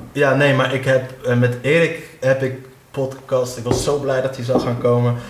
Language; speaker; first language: Dutch; early bilingual, other home language; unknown